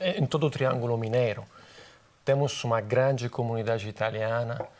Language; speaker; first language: Portuguese; non-native, fluent; Italian